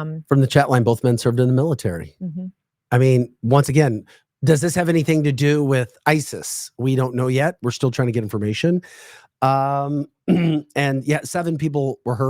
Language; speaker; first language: English; native; English